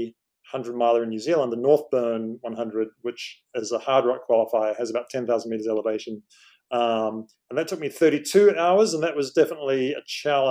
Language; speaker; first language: English; native; English